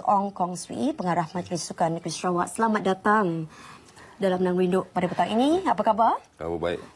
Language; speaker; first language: Malay; native; Malay